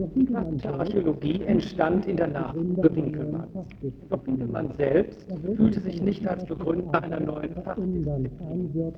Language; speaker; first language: German; native; German